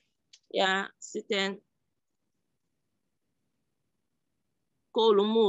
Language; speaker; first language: Finnish; non-native, learner; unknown